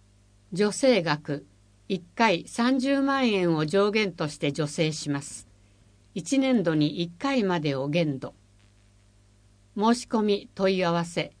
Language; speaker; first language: Japanese; native; Japanese